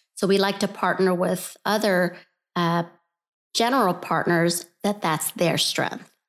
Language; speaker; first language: English; early bilingual, other home language; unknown